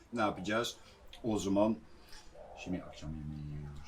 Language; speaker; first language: Turkish; non-native, fluent; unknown